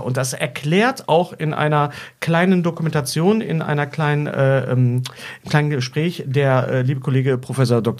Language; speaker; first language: German; native; German